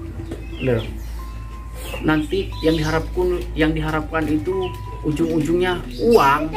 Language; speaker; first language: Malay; non-native, local second language; Javanese